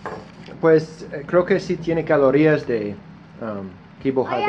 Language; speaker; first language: Spanish; non-native, learner; English